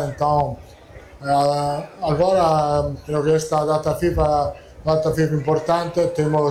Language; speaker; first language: Portuguese; non-native, learner; Italian